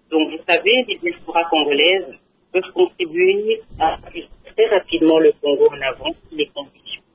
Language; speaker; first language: French; early bilingual, other home language; Lingala